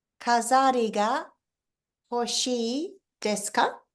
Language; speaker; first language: Japanese; non-native, fluent; English